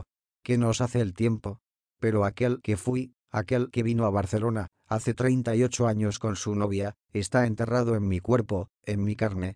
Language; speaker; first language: Spanish; native; Spanish